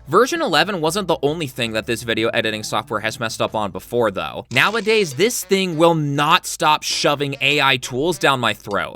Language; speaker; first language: English; native; English